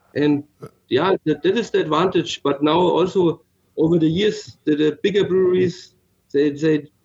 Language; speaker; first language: English; non-native, fluent; German